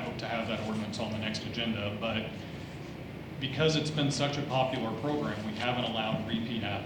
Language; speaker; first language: English; native; English